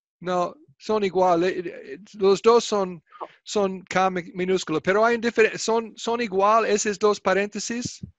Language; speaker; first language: Spanish; non-native, fluent; English